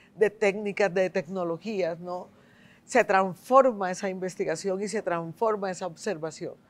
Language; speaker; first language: Spanish; native; Spanish